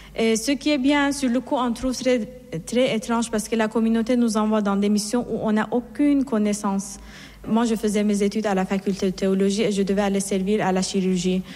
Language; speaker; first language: French; non-native, fluent; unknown